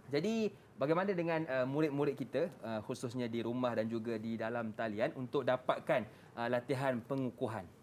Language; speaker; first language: Malay; native; Malay